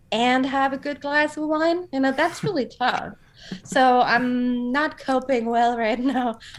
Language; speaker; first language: English; non-native, fluent; German